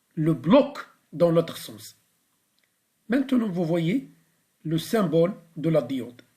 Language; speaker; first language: French; non-native, local second language; Arabic